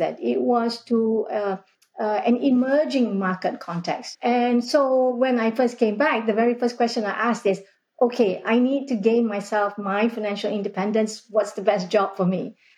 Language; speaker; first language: English; non-native, local second language; Malay